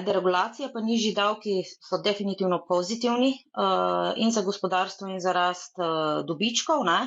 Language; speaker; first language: Slovenian; native; Slovenian